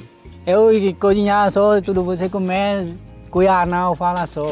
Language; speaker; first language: Portuguese; non-native, learner; Vietnamese